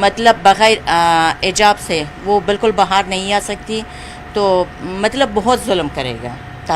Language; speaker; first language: Hindi; non-native, learner; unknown